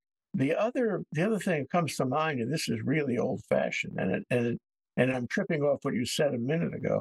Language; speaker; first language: English; native; English